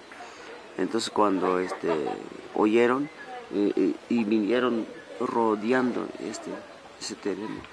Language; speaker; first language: Spanish; non-native, local second language; Tzotzil